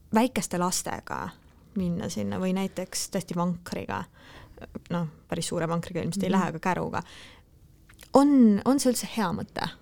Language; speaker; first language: Estonian; native; Estonian